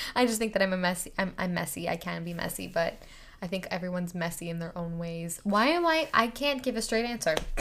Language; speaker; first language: English; native; English